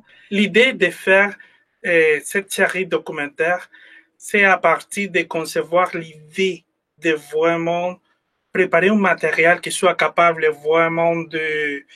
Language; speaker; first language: French; non-native, fluent; Spanish